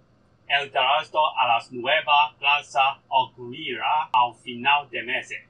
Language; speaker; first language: Spanish; non-native, learner; Cantonese